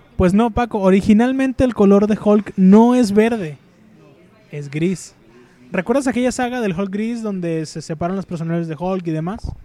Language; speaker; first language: Spanish; native; Spanish